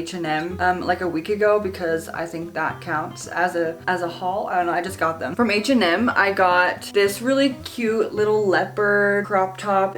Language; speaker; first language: English; native; English